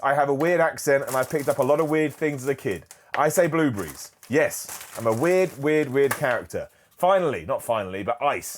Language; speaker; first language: English; native; English